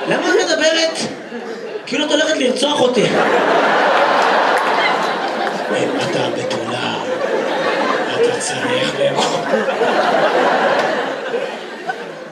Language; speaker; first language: Hebrew; native; Hebrew